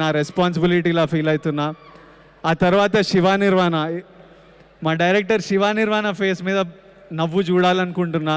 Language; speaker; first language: Telugu; native; Telugu